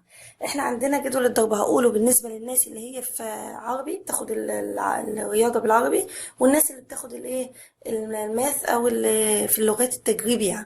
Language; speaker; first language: Arabic; native; Arabic